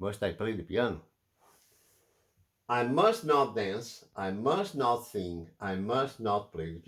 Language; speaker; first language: English; non-native, fluent; Portuguese